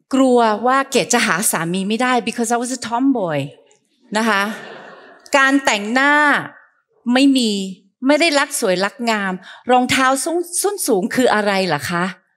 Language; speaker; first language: Thai; early bilingual, heritage; Thai